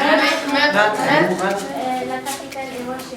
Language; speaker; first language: French; non-native, learner; Arabic